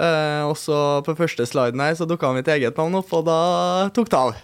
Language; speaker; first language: Norwegian; native; Norwegian